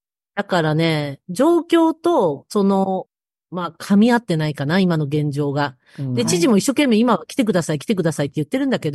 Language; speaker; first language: Japanese; native; Japanese